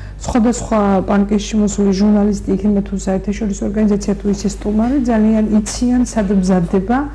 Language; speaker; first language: Georgian; non-native, local second language; Chechen